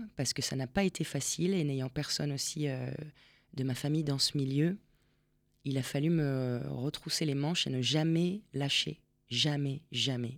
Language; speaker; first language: French; non-native, fluent; Spanish